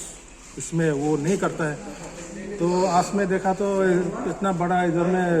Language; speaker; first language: Hindi; non-native, local second language; Khasi